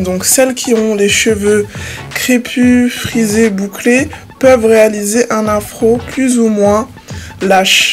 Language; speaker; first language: French; native; French